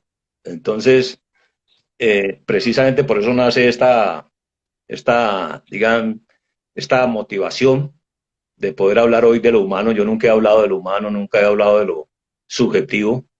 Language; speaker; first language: Spanish; native; Spanish